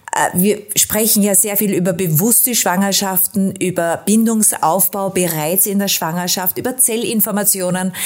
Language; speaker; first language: German; native; German